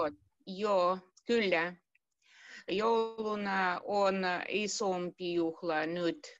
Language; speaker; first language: Finnish; non-native, learner; Russian